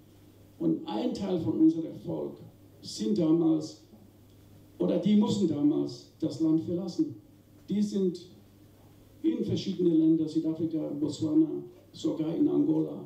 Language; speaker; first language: German; non-native, fluent; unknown